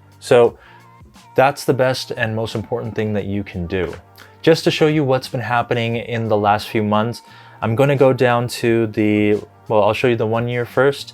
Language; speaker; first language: English; native; English